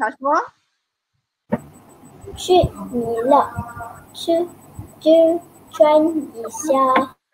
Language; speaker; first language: Chinese; non-native, fluent; Malay